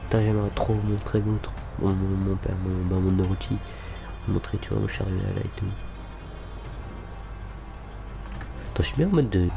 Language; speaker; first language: French; native; French